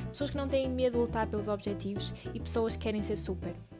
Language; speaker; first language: Portuguese; native; Portuguese